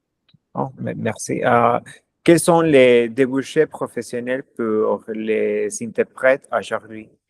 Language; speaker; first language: French; non-native, learner; German